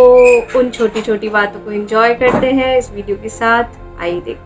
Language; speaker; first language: Hindi; native; Hindi